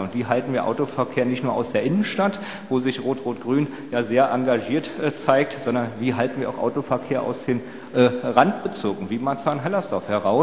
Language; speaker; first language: German; native; German